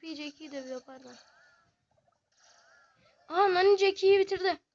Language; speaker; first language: Turkish; native; Turkish